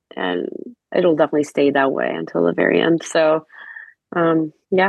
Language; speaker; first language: English; non-native, fluent; Serbian